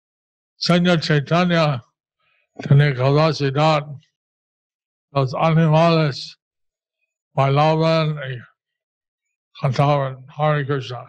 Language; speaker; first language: Spanish; non-native, learner; English